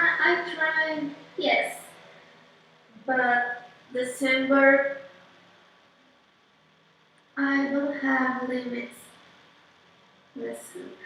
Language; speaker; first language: English; non-native, learner; Portuguese